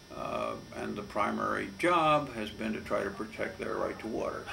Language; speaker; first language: English; native; English